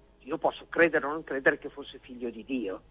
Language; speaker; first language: Italian; native; Italian